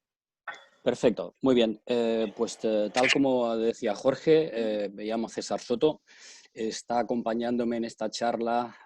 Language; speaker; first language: Spanish; native; Spanish